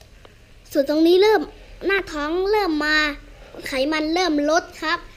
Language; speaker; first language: Thai; native; Thai